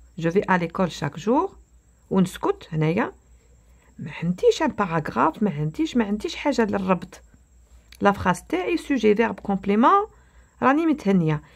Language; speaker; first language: French; non-native, local second language; Arabic